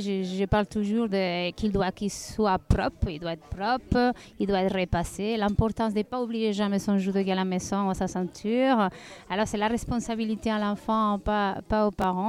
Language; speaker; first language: French; non-native, fluent; Spanish